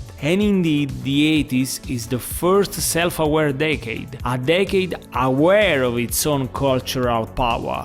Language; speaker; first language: English; non-native, fluent; Italian